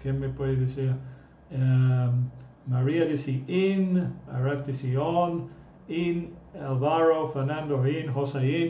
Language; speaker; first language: Spanish; non-native, fluent; English